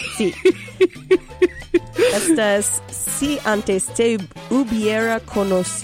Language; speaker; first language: Spanish; non-native, local second language; English